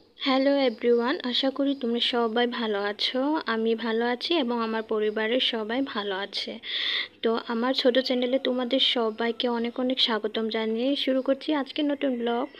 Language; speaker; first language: Bangla; non-native, local second language; Garo